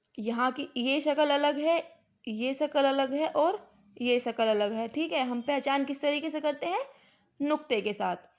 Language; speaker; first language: Hindi; native; Hindi